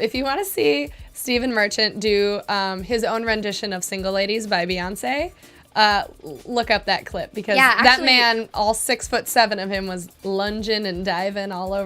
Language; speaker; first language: English; native; English